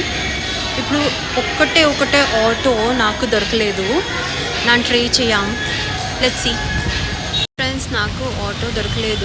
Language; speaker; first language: Telugu; non-native, learner; Kannada